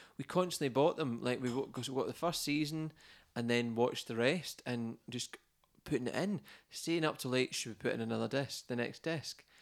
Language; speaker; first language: English; native; English